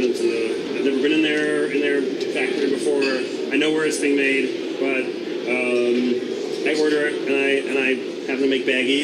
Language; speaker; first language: English; native; English